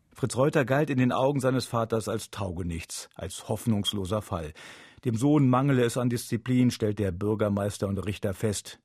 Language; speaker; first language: German; native; German